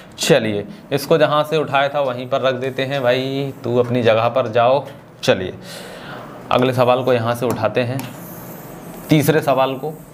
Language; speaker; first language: Hindi; native; Hindi